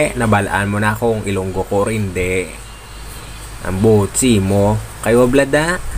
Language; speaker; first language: Filipino; non-native, local second language; Hiligaynon